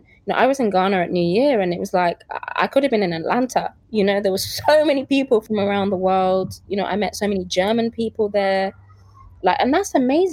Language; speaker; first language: English; native; English